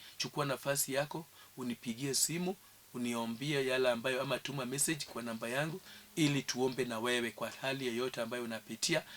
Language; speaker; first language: Swahili; non-native, local second language; Luo (Kenya and Tanzania)